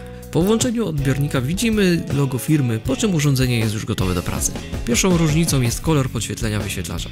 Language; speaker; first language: Polish; native; Polish